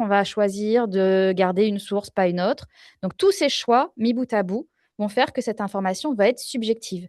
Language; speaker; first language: French; native; French